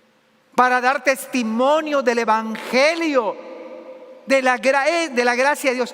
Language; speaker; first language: Spanish; native; Spanish